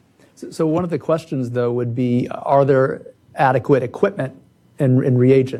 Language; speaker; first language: English; native; English